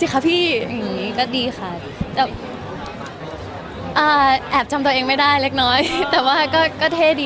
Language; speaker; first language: Thai; native; Thai